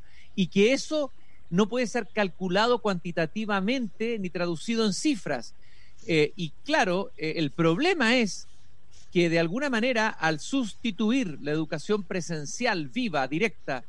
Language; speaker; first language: Spanish; native; Spanish